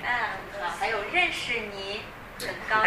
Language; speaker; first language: Italian; non-native, fluent; Chinese